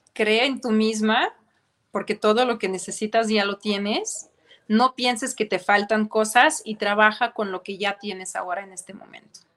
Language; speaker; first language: Spanish; non-native, fluent; Ukrainian